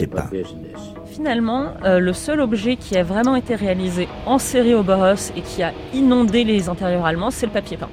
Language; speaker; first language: French; native; French